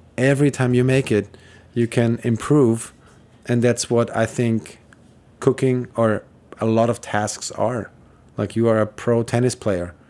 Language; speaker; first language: English; non-native, fluent; German